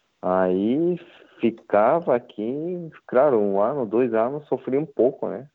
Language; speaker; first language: Portuguese; non-native, learner; Japanese